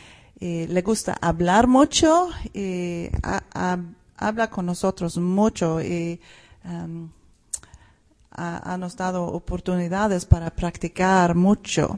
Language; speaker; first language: Spanish; non-native, fluent; Swedish